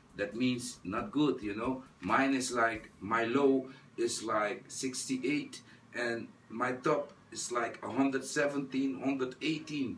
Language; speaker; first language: English; non-native, fluent; Dutch